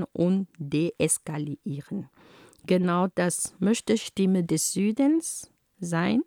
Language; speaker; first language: German; non-native, fluent; Ghomala